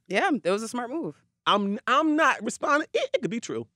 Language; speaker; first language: English; native; English